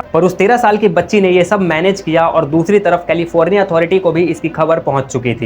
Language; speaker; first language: Hindi; native; Hindi